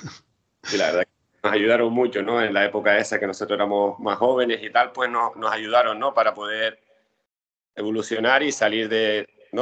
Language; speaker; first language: Spanish; native; Spanish